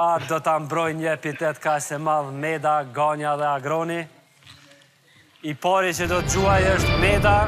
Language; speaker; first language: Albanian; native; Albanian